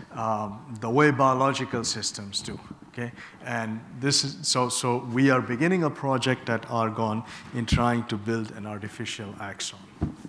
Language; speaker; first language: English; non-native, local second language; Bangla